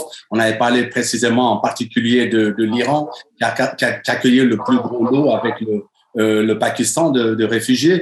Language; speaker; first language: French; native; French